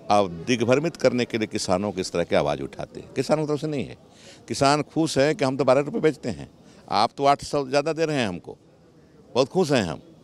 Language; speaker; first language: Hindi; native; Hindi